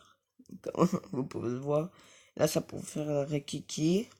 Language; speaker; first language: French; native; French